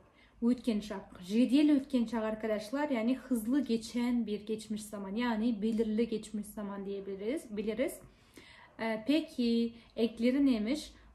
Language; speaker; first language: Turkish; non-native, fluent; Kazakh